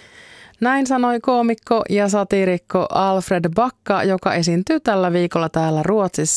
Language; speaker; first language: Finnish; native; Finnish